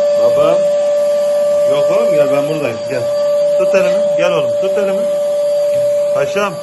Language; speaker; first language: Turkish; native; Turkish